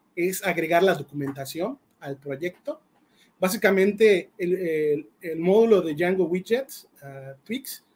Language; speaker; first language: Spanish; native; Spanish